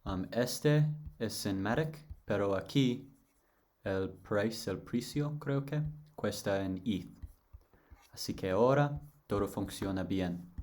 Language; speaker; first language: Spanish; non-native, learner; English